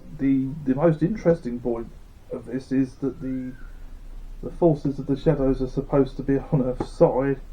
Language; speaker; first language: English; native; English